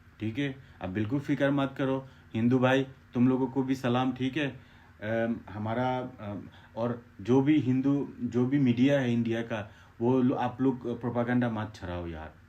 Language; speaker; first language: Hindi; non-native, fluent; Bangla